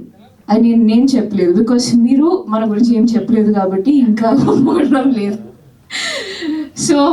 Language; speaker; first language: Telugu; non-native, fluent; Malayalam